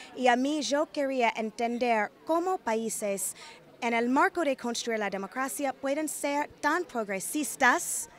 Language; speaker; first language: Spanish; non-native, fluent; English